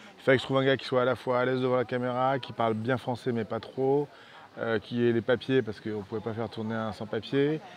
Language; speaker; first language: French; native; French